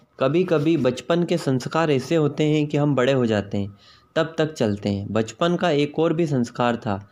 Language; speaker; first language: Hindi; native; Hindi